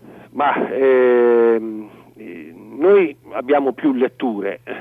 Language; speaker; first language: Italian; native; Italian